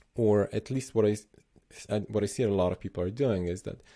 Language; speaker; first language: English; non-native, fluent; Slovenian